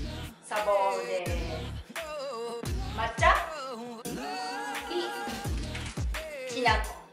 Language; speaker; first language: Spanish; non-native, learner; Japanese